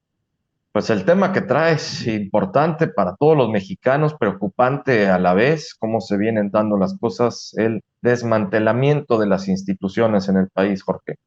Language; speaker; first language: Spanish; native; Spanish